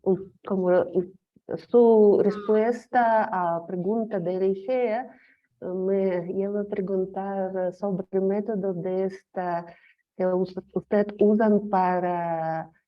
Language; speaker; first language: Spanish; non-native, fluent; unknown